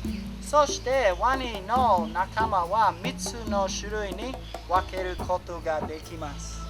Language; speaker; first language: Japanese; non-native, learner; English